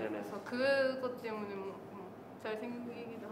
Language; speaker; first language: Korean; non-native, fluent; Indonesian